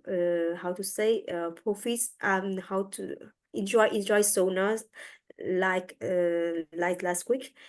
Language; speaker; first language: English; non-native, learner; French